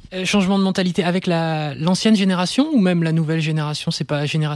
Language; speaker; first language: French; native; French